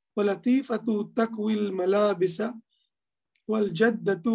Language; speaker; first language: Arabic; non-native, learner; Urdu